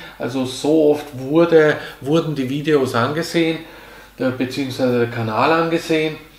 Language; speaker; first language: German; early bilingual, other home language; Hungarian